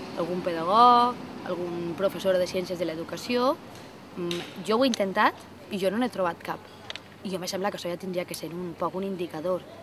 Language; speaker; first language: Catalan; non-native, local second language; Spanish